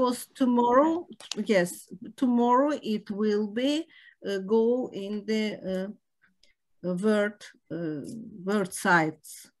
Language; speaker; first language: English; non-native, learner; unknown